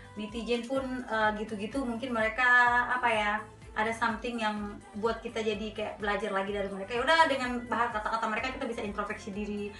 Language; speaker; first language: Indonesian; native; Indonesian